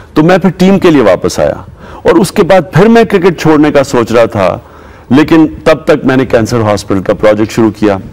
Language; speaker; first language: Urdu; native; Urdu